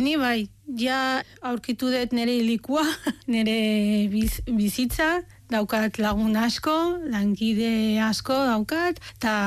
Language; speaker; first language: Basque; non-native, fluent; Arabic